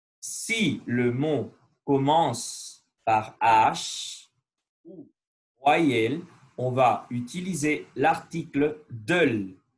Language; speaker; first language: French; non-native, learner; Spanish